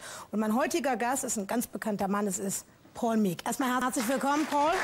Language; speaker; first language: German; native; German